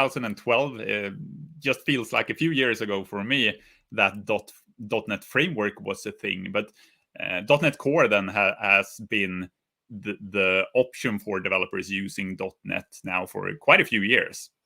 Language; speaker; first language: English; non-native, fluent; Swedish